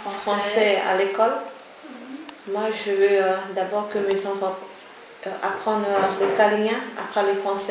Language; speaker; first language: French; early bilingual, other home language; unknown